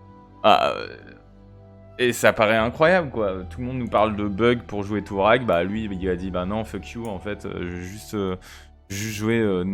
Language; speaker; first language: French; native; French